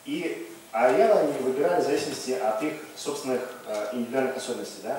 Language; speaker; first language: Russian; native; Russian